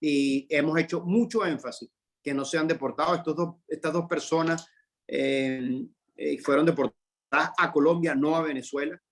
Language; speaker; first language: Spanish; native; Spanish